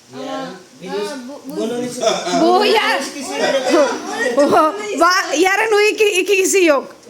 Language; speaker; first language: Turkish; non-native, learner; Gujarati